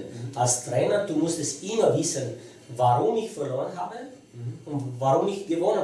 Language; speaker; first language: German; non-native, fluent; Romanian